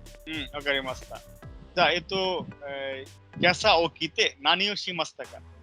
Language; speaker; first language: Japanese; non-native, fluent; Bangla